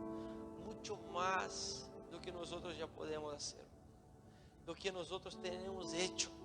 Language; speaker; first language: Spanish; non-native, learner; Portuguese